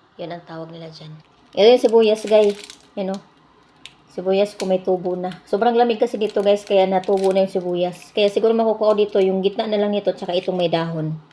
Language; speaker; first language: Filipino; non-native, local second language; Cebuano